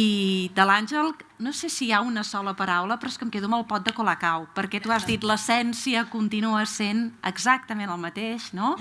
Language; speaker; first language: Catalan; native; Catalan